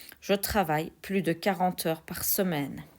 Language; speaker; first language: French; non-native, fluent; Turkish